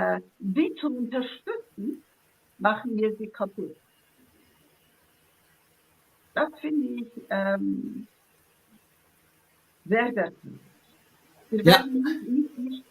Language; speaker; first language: German; non-native, fluent; Zaza